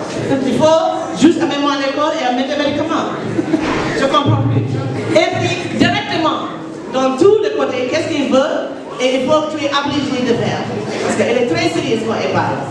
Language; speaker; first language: French; non-native, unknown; English